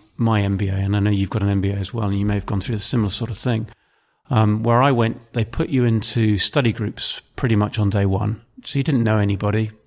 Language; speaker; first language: English; native; English